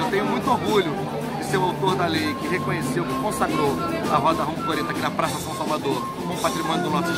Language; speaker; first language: Portuguese; native; Portuguese